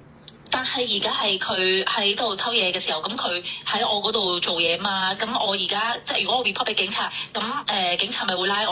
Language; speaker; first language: Cantonese; native; Cantonese